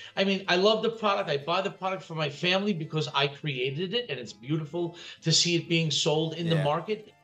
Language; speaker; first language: English; native; English